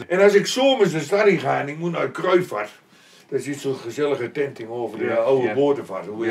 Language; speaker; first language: Dutch; native; Dutch